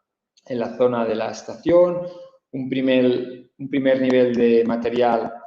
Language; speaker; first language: Spanish; native; Spanish